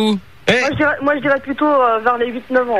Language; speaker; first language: French; native; French